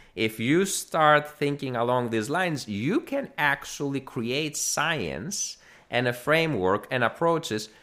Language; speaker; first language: English; non-native, fluent; Greek